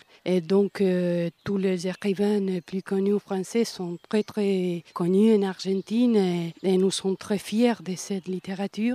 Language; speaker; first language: French; non-native, fluent; Spanish